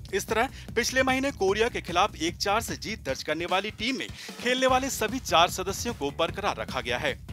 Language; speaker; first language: Hindi; native; Hindi